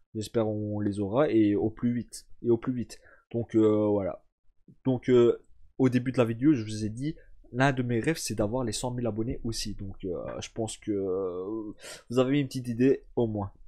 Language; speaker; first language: French; early bilingual, other home language; Turkish